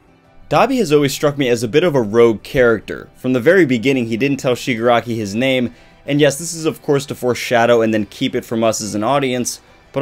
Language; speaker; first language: English; native; English